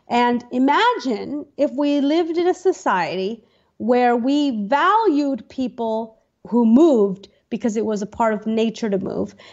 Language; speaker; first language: English; native; English